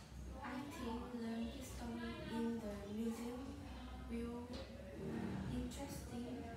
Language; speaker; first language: English; non-native, learner; Vietnamese